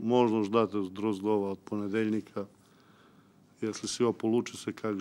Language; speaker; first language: Russian; non-native, local second language; Ukrainian